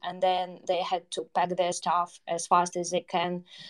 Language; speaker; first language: English; non-native, fluent; Ukrainian